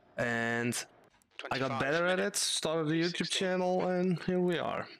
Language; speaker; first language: English; non-native, fluent; Dutch